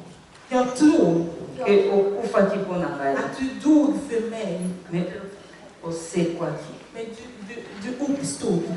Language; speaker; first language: Swedish; non-native, fluent; Lingala